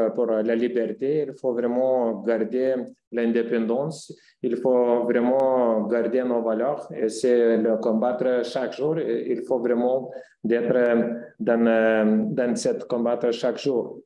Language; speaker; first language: French; non-native, fluent; Lithuanian